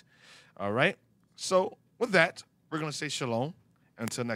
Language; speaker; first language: English; native; English